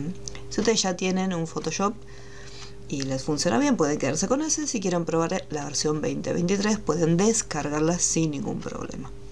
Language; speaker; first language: Spanish; native; Spanish